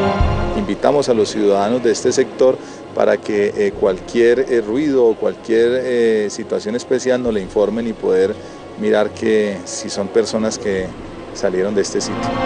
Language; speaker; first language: Spanish; native; Spanish